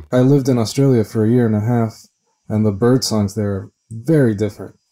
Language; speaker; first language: English; early bilingual, other home language; Spanish